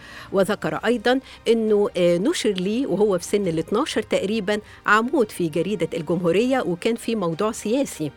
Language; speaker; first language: Arabic; native; Arabic